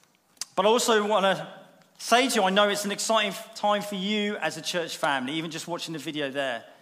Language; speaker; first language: English; native; English